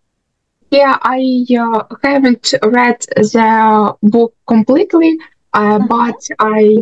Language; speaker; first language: English; non-native, learner; Russian